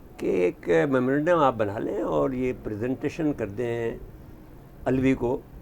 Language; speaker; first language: Urdu; native; Urdu